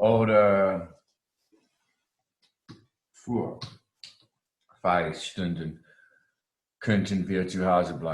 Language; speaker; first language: German; non-native, fluent; English